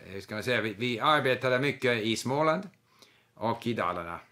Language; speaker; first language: Swedish; early bilingual, other home language; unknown